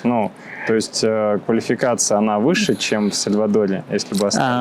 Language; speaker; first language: Russian; native; Russian